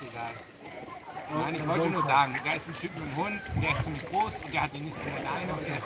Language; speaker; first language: German; native; German